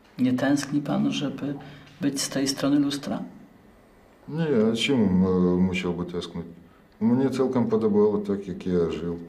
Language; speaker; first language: Polish; non-native, learner; Russian